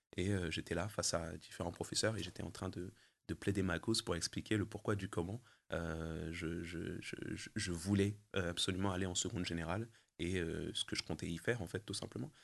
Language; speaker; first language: French; early bilingual, other home language; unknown